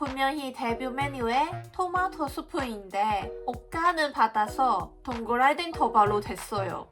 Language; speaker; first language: Korean; non-native, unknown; Cantonese